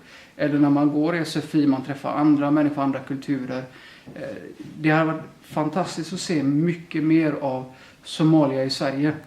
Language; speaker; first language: Swedish; early bilingual, other home language; Somali